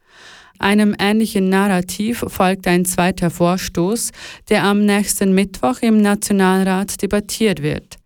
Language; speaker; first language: German; native; German